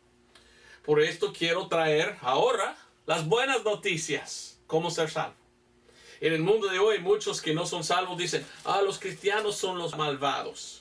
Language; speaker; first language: Spanish; non-native, fluent; English